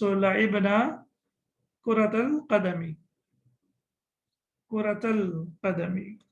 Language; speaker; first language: Arabic; non-native, fluent; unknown